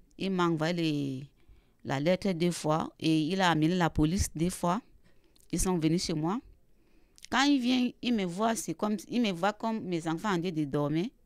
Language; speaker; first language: French; non-native, learner; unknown